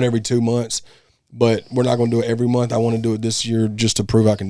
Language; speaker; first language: English; native; English